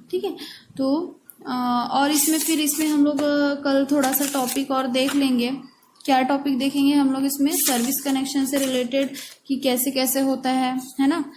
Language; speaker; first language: Hindi; native; Hindi